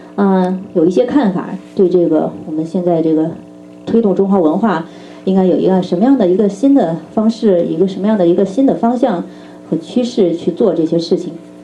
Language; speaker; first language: Chinese; native; Chinese